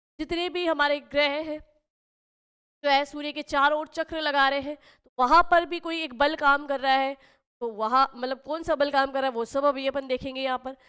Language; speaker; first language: Hindi; native; Hindi